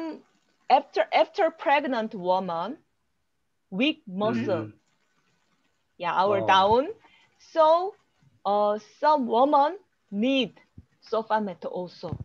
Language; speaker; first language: English; non-native, learner; Korean